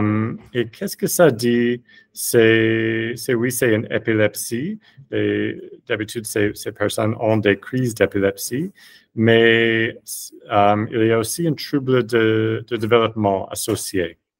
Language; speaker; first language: French; non-native, fluent; English